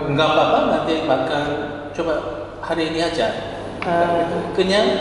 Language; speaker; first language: Indonesian; non-native, learner; Korean